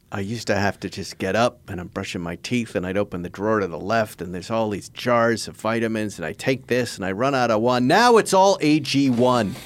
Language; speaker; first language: English; native; English